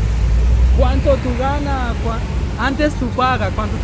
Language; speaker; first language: Spanish; non-native, learner; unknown